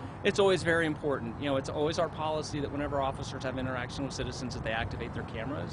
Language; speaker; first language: English; native; English